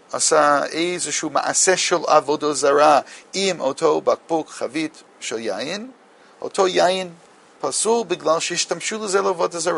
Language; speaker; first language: Hebrew; non-native, fluent; English